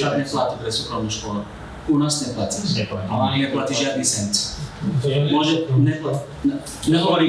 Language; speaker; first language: Slovak; non-native, fluent; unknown